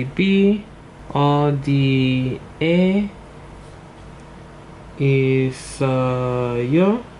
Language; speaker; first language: Korean; non-native, learner; English